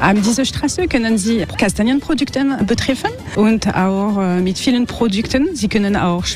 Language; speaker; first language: German; non-native, learner; French